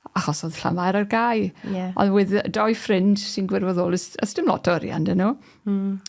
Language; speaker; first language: Welsh; native; Welsh